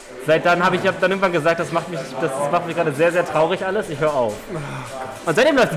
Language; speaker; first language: German; native; German